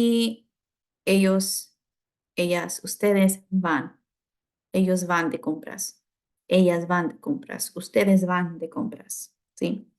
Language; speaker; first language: Spanish; non-native, fluent; English